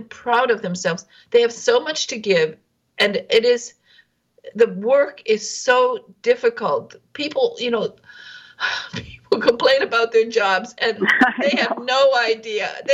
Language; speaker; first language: English; native; English